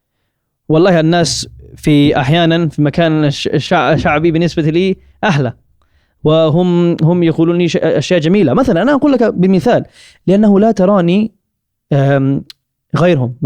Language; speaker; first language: Arabic; non-native, fluent; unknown